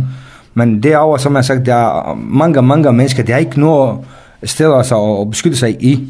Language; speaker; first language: Danish; non-native, fluent; Kurdish